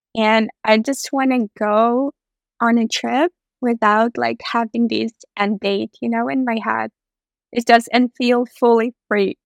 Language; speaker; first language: English; non-native, fluent; Russian